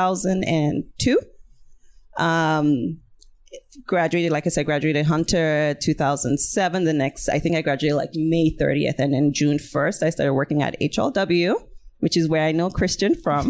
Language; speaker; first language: English; non-native, local second language; Yoruba